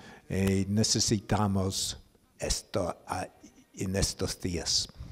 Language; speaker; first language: Spanish; non-native, learner; English